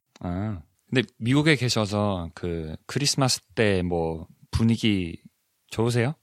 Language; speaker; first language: Korean; non-native, fluent; English